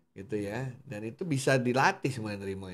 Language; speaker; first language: Indonesian; non-native, local second language; Javanese